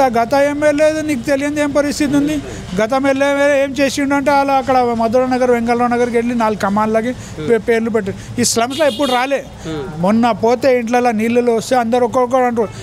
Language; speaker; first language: Telugu; non-native, local second language; Urdu